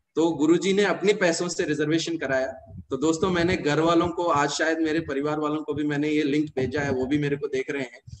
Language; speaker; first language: Hindi; non-native, local second language; Telugu